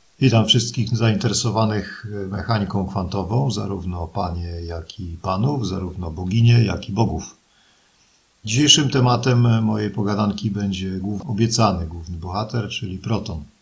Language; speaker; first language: Polish; native; Polish